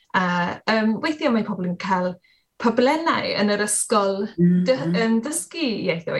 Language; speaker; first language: Welsh; non-native, learner; English